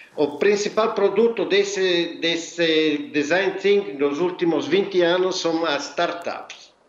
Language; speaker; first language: Portuguese; non-native, fluent; Italian